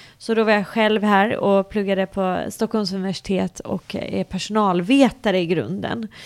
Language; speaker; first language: Swedish; early bilingual, other home language; English